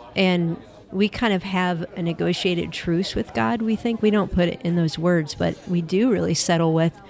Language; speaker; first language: English; native; English